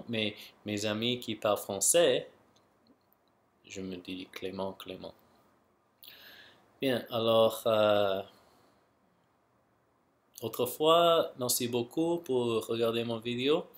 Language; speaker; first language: French; non-native, local second language; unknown